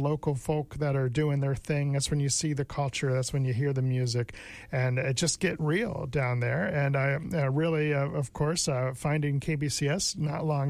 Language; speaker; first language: English; native; English